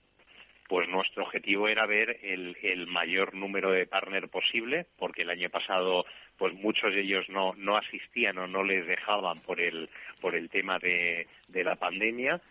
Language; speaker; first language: Spanish; native; Spanish